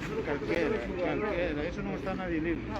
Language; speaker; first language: Spanish; non-native, local second language; Galician